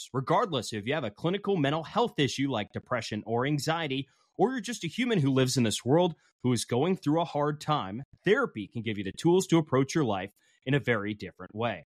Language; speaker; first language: English; native; English